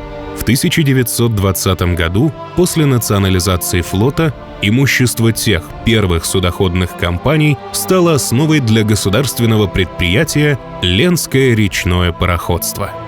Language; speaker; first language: Russian; native; Russian